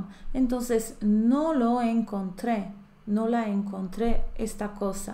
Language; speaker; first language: Spanish; non-native, fluent; Polish